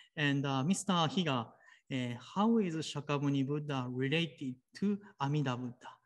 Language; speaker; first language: English; non-native, fluent; Japanese